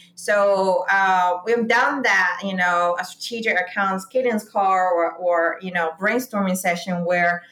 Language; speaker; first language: English; non-native, fluent; Chinese